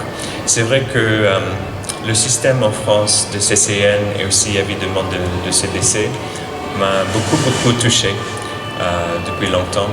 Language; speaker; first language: French; non-native, fluent; English